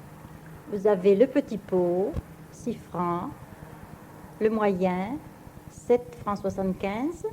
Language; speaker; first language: French; native; French